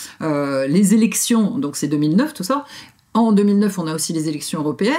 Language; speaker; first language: French; native; French